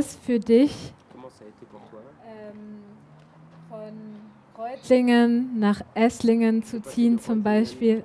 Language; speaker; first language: German; native; German